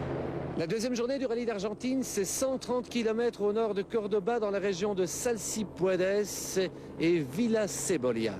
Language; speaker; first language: French; native; French